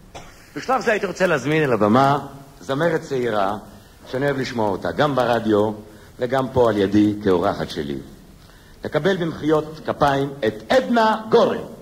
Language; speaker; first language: Hebrew; native; Hebrew